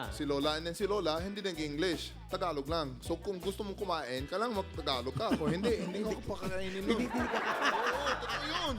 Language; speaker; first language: Filipino; early bilingual, heritage; Filipino